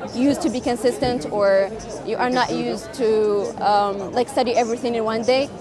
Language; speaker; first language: English; non-native, fluent; Arabic